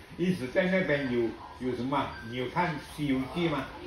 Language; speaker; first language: Chinese; early bilingual, heritage; Chinese